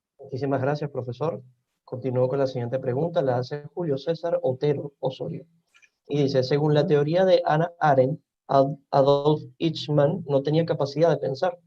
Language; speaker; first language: Spanish; native; Spanish